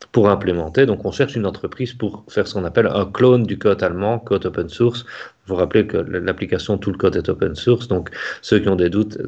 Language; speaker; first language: French; native; French